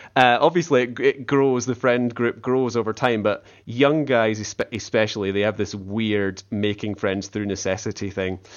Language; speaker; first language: English; native; English